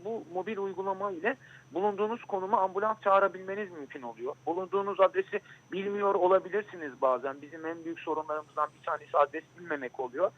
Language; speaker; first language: Turkish; native; Turkish